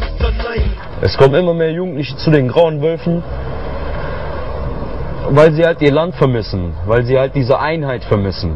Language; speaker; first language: German; early bilingual, other home language; Turkish